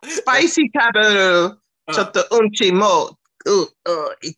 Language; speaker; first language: Japanese; non-native, learner; Chinese